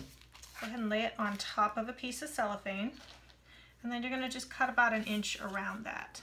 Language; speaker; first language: English; native; English